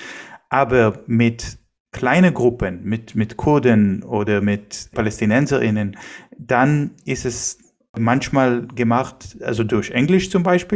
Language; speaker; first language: German; non-native, fluent; Hebrew